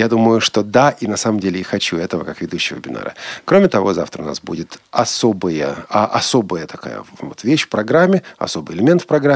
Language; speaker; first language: Russian; native; Russian